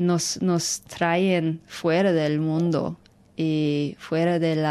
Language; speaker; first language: Spanish; non-native, fluent; English